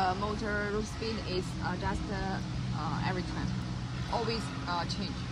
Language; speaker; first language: English; non-native, learner; Chinese